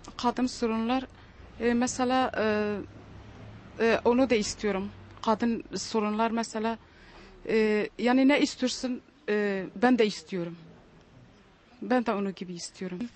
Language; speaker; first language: Turkish; non-native, learner; Kurdish